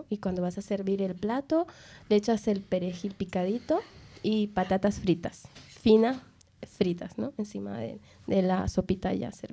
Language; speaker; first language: Spanish; native; Spanish